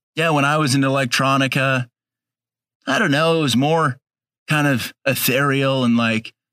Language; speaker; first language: English; native; English